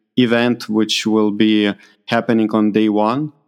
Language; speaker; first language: English; non-native, fluent; Lithuanian